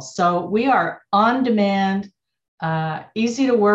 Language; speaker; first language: English; native; English